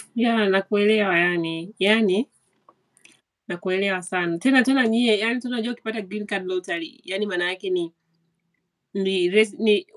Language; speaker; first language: Swahili; native; Swahili